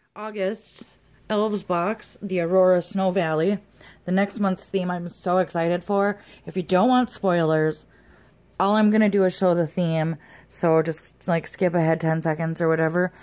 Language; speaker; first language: English; native; English